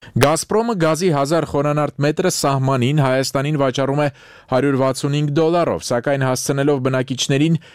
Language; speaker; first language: Armenian; native; Armenian